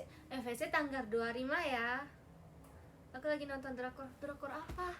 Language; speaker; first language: Indonesian; native; Indonesian